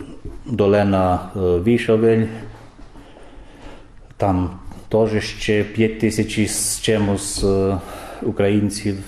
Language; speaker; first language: Ukrainian; early bilingual, heritage; Ukrainian